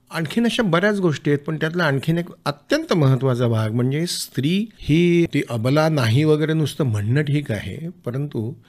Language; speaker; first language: Marathi; native; Marathi